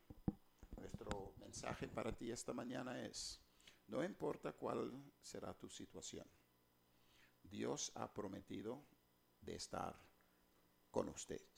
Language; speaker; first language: Spanish; non-native, fluent; English